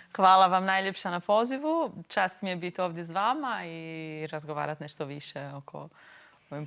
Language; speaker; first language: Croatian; non-native, local second language; Albanian